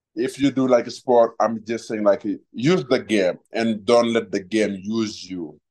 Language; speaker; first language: English; non-native, fluent; Wolof